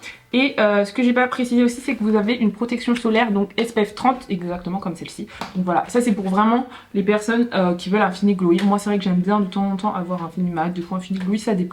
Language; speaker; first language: French; native; French